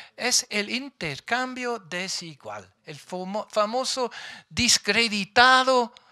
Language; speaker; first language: Spanish; non-native, fluent; English